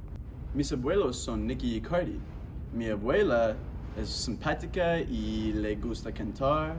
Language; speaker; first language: Spanish; non-native, learner; English